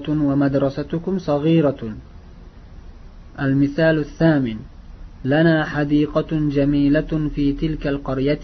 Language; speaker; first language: Arabic; non-native, fluent; Uzbek